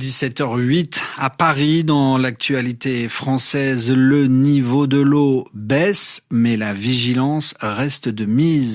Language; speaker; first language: French; native; French